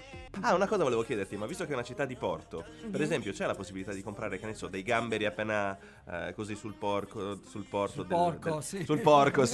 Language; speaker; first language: Italian; native; Italian